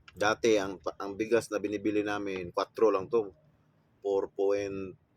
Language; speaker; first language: Filipino; non-native, local second language; Cebuano